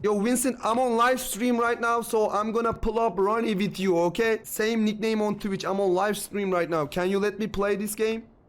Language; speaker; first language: English; non-native, fluent; Turkish